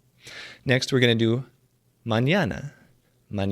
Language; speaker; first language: Spanish; non-native, fluent; English